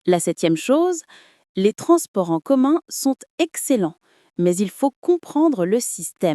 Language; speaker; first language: French; non-native, fluent; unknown